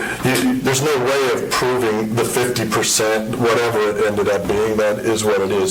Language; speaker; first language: English; native; English